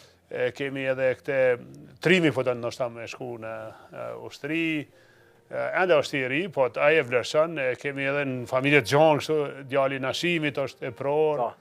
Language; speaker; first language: Albanian; native; Albanian